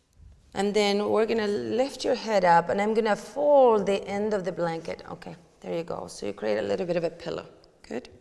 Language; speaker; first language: English; non-native, fluent; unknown